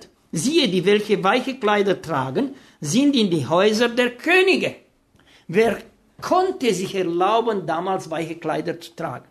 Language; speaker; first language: German; non-native, fluent; Romanian